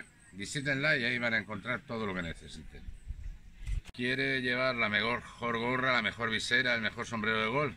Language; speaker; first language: Spanish; native; Spanish